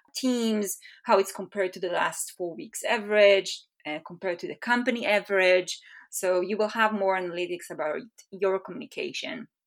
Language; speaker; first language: English; non-native, fluent; Hebrew